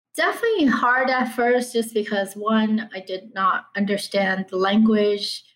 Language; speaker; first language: English; early bilingual, other home language; Chinese